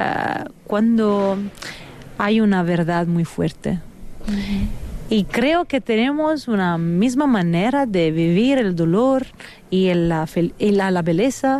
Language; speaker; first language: Spanish; non-native, fluent; Italian